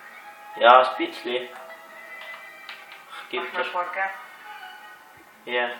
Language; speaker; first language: German; native; German